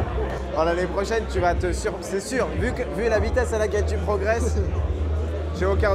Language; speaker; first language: French; native; French